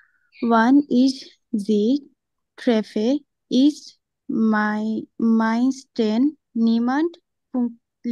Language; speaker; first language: German; non-native, learner; Bangla